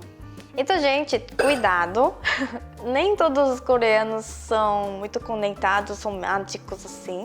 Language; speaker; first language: Portuguese; non-native, fluent; Korean